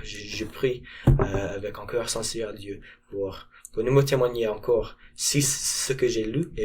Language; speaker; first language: French; non-native, learner; English